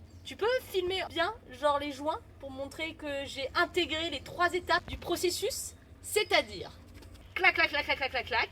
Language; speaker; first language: French; native; French